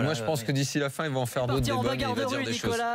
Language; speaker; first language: French; native; French